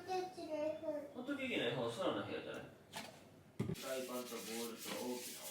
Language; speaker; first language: Japanese; native; Japanese